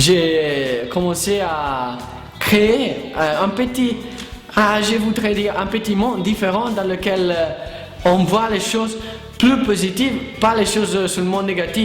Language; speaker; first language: French; non-native, learner; Italian